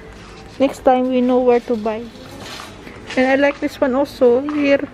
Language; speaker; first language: English; non-native, learner; Filipino